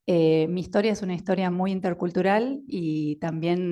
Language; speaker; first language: Spanish; native; Spanish